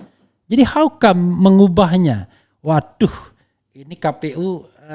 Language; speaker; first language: Indonesian; native; Indonesian